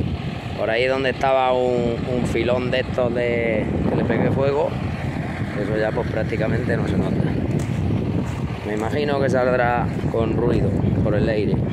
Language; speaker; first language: Spanish; native; Spanish